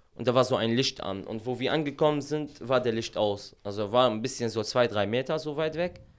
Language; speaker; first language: German; non-native, fluent; Arabic